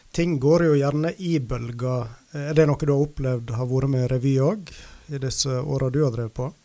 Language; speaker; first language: Norwegian; native; Norwegian